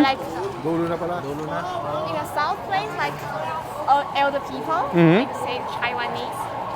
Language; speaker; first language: English; non-native, learner; Chinese